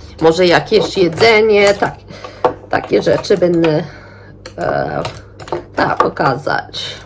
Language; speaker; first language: Polish; early bilingual, heritage; Polish